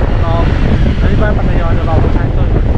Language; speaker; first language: Thai; native; Thai